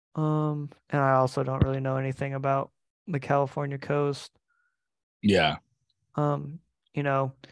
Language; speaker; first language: English; native; English